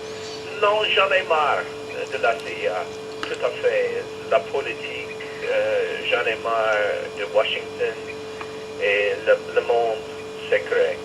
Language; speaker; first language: French; non-native, learner; English